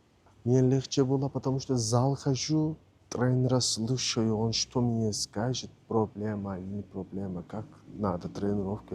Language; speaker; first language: Russian; non-native, learner; Turkish